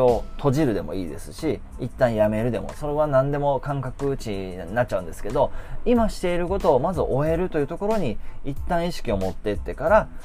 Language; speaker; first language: Japanese; native; Japanese